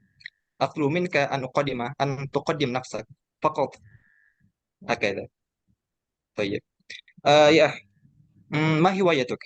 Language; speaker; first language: Arabic; non-native, fluent; Indonesian